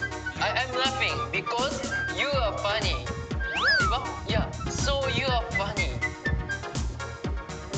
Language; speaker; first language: English; non-native, learner; Japanese